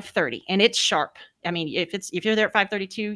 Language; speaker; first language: English; native; English